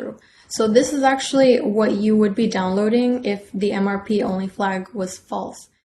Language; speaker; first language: English; native; English